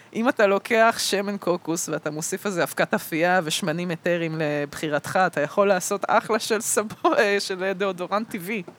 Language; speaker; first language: Hebrew; early bilingual, other home language; Russian